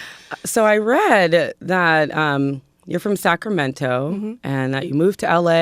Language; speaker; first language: English; native; English